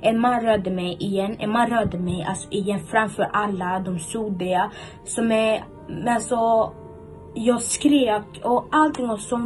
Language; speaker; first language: Swedish; early bilingual, other home language; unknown